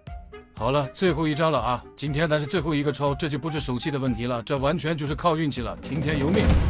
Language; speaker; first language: Chinese; native; Chinese